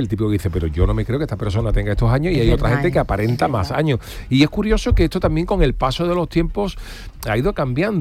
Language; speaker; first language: Spanish; native; Spanish